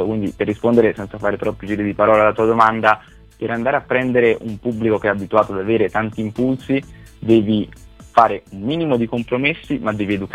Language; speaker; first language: Italian; native; Italian